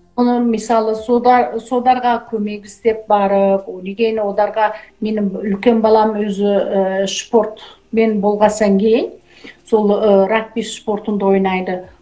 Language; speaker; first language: Kazakh; early bilingual, heritage; Kazakh